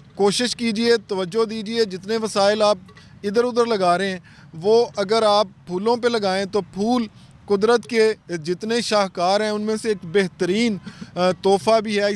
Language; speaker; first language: Urdu; non-native, local second language; Punjabi